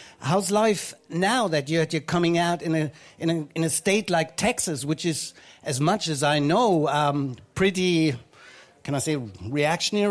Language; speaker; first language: English; non-native, fluent; German